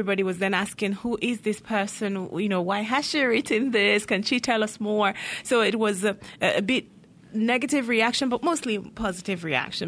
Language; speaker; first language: English; non-native, local second language; Igbo